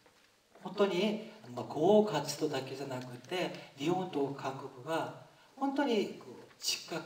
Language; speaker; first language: Japanese; non-native, fluent; Korean